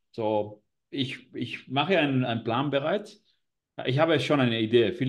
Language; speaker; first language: German; non-native, learner; Spanish